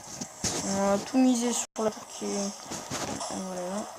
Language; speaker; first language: French; native; French